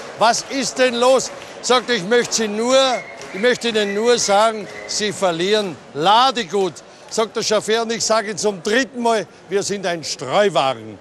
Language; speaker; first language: German; native; German